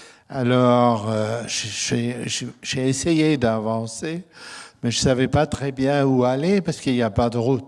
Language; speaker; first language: French; non-native, fluent; German